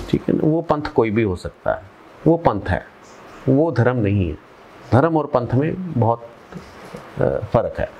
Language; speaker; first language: Hindi; non-native, local second language; Punjabi